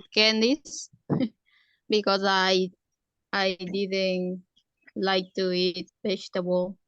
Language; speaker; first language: English; non-native, learner; Spanish